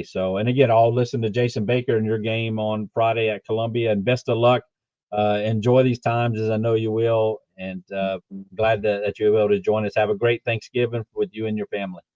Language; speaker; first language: English; native; English